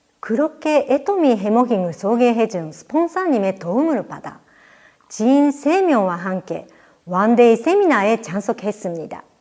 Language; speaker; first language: Korean; non-native, fluent; Japanese